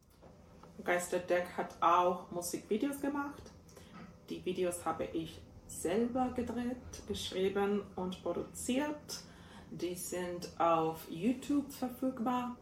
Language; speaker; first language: German; non-native, fluent; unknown